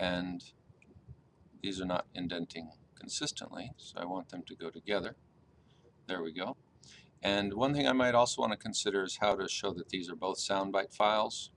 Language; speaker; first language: English; native; English